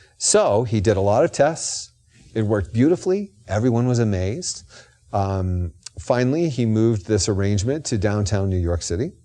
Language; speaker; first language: English; native; English